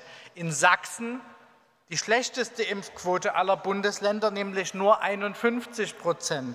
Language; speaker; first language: German; native; German